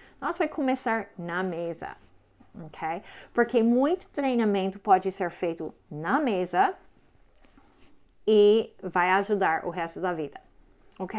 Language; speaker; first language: Portuguese; non-native, learner; English